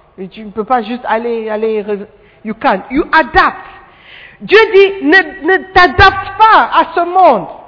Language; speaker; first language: French; non-native, fluent; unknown